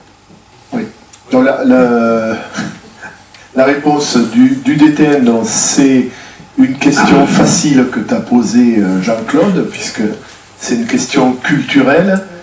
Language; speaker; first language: French; native; French